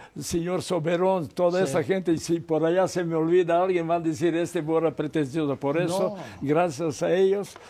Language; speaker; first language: Spanish; non-native, fluent; Serbian